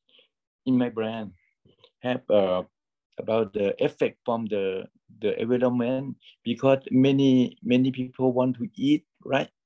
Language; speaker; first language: English; non-native, learner; Thai